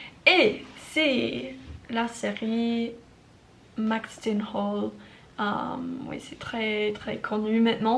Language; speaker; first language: French; non-native, learner; English